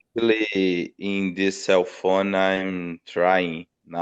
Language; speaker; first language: English; non-native, learner; Portuguese